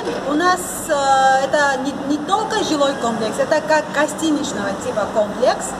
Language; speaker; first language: Russian; non-native, learner; Georgian